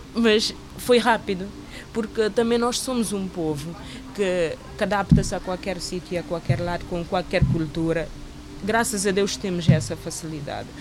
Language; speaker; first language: Portuguese; non-native, local second language; Kabuverdianu